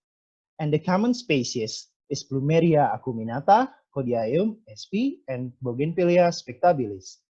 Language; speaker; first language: English; non-native, fluent; Indonesian